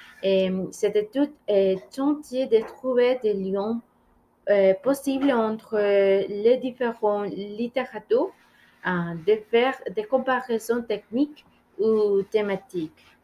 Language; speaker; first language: French; non-native, learner; Spanish